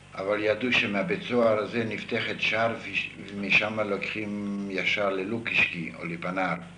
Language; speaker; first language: Hebrew; non-native, fluent; Yiddish